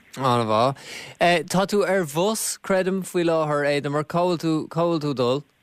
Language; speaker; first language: Irish; native; Irish